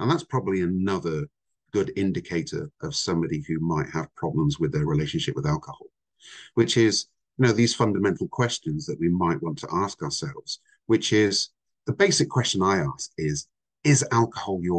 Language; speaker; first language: English; native; English